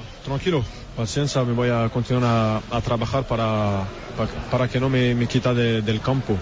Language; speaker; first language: Spanish; non-native, learner; French